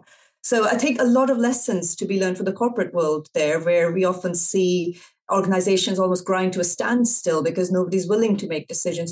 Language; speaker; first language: English; non-native, local second language; Urdu